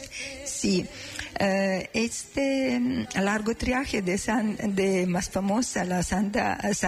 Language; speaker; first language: Spanish; non-native, fluent; Serbian